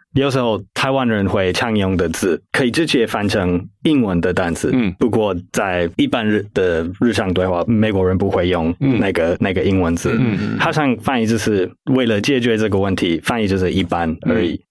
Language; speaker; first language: Chinese; non-native, fluent; English